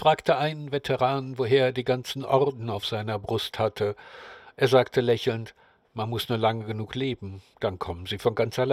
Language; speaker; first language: German; native; German